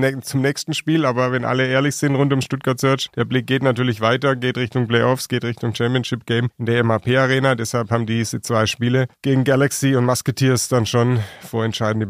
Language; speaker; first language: German; native; German